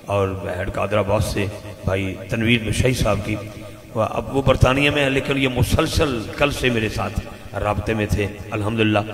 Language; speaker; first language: Urdu; non-native, local second language; Punjabi